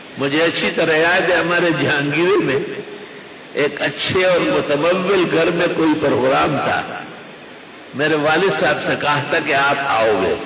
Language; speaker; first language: Urdu; non-native, local second language; Pashto